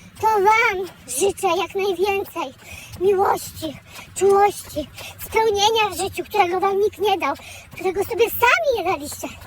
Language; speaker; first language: Polish; native; Polish